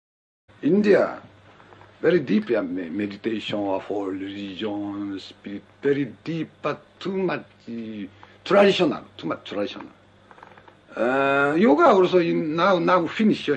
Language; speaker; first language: English; non-native, learner; Japanese